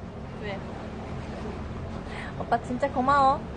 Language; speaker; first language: Korean; non-native, learner; Japanese